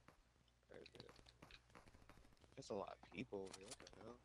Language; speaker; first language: English; native; English